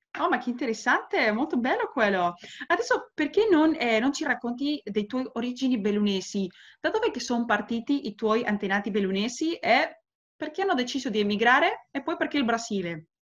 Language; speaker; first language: Italian; non-native, fluent; Spanish